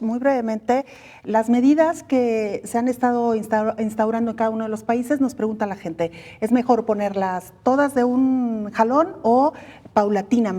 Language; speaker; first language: Spanish; native; Spanish